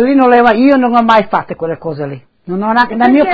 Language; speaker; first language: Italian; non-native, local second language; Friulian